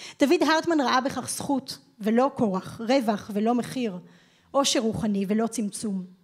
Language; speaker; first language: Hebrew; native; Hebrew